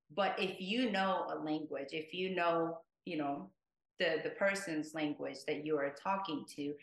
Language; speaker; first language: English; non-native, fluent; Japanese